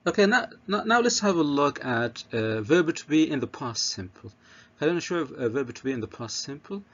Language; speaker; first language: English; non-native, fluent; Arabic